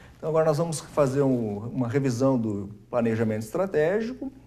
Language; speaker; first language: Portuguese; native; Portuguese